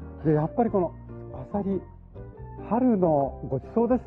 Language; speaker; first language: Japanese; native; Japanese